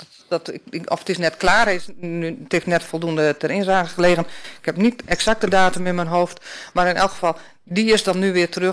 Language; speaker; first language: Dutch; native; Dutch